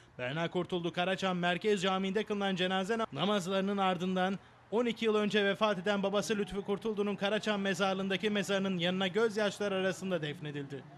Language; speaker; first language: Turkish; native; Turkish